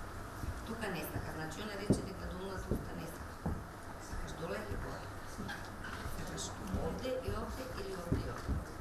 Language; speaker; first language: Macedonian; native; Macedonian